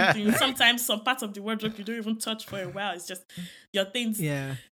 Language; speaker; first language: English; non-native, local second language; Yoruba